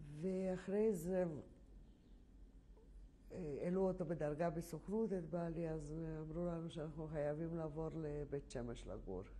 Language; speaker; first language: Hebrew; non-native, fluent; Polish